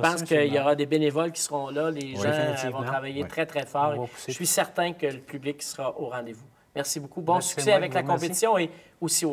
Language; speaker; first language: French; native; French